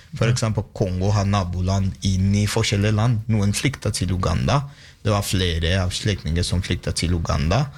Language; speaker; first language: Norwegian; non-native, fluent; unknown